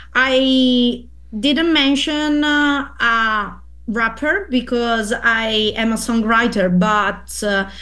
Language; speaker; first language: English; non-native, fluent; Italian